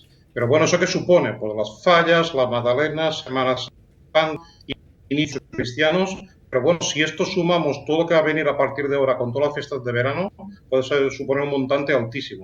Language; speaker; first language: Spanish; native; Spanish